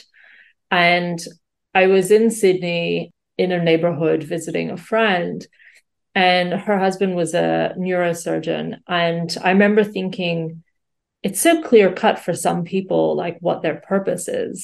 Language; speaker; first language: English; native; English